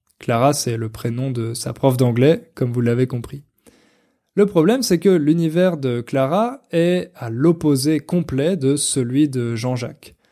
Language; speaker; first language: French; native; French